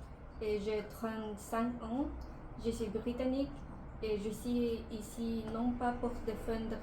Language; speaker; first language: French; non-native, learner; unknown